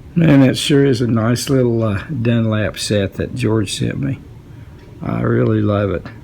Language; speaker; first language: English; native; English